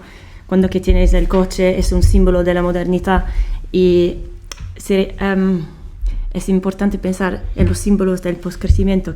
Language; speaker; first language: Spanish; non-native, fluent; Italian